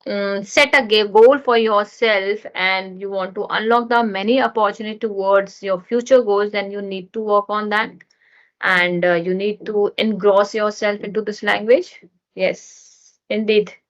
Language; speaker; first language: English; non-native, learner; Hindi